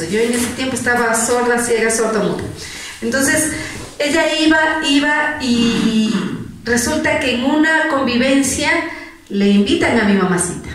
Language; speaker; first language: Spanish; native; Spanish